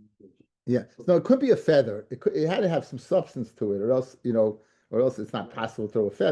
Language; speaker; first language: English; native; English